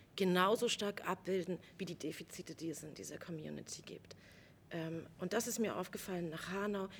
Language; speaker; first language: German; native; German